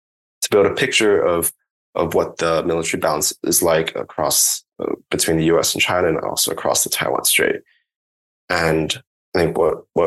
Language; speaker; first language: English; non-native, local second language; Cantonese